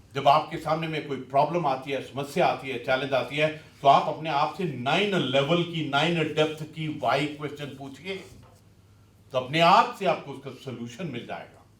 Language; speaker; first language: Hindi; non-native, local second language; Punjabi